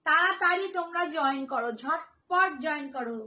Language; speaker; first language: Hindi; non-native, local second language; Bangla